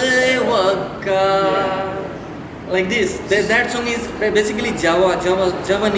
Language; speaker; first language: English; non-native, fluent; Urdu